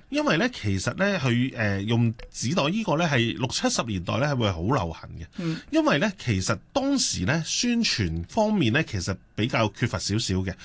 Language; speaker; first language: Cantonese; native; Cantonese